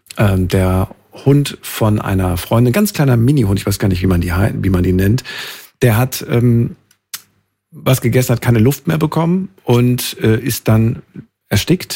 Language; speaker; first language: German; native; German